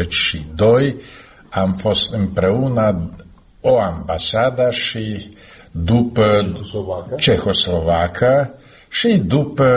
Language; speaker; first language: Romanian; non-native, learner; Slovak